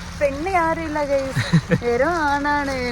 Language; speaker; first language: Malayalam; non-native, local second language; Kannada